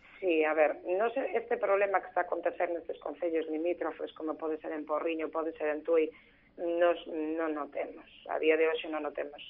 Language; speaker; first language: Galician; non-native, local second language; Spanish